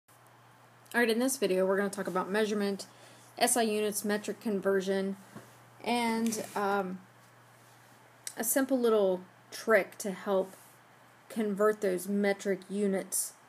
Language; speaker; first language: English; native; English